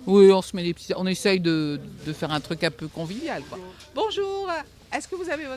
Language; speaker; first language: French; native; French